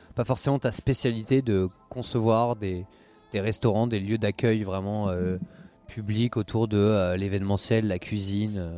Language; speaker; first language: French; native; French